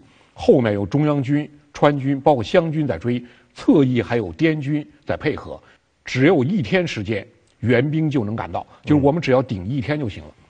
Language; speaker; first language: Chinese; native; Chinese